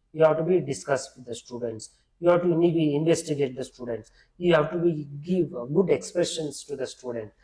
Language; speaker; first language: English; non-native, local second language; Kannada